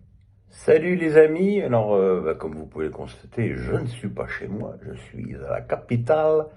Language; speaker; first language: French; native; French